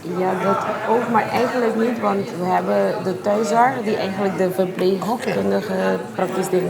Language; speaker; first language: Dutch; non-native, local second language; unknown